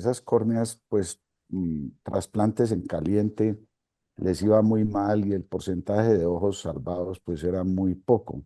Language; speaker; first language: Spanish; native; Spanish